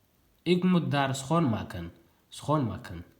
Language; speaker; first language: Dutch; non-native, learner; Tigrinya